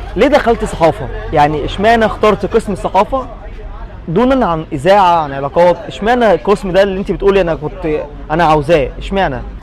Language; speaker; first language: Egyptian Arabic; native; Egyptian Arabic